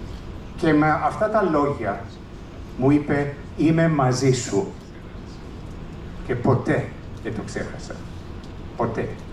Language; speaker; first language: Greek; early bilingual, heritage; English